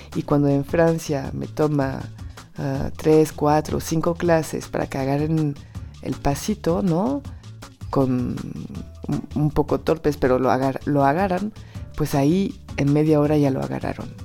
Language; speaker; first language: Spanish; non-native, fluent; French